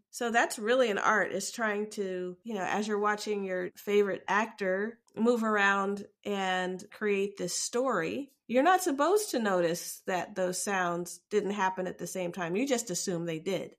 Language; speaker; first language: English; native; English